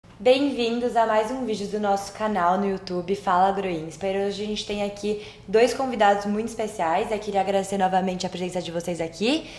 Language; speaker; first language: Portuguese; native; Portuguese